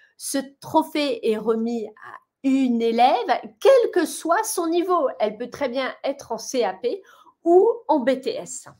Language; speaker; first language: French; native; French